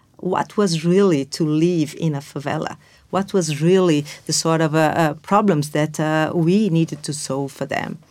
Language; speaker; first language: English; non-native, fluent; Portuguese